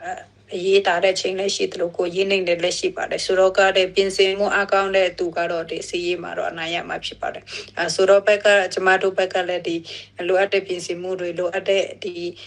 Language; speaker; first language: Burmese; non-native, local second language; Shwe Palaung